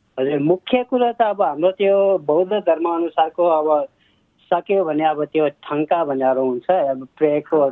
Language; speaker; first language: Nepali; non-native, local second language; Sherpa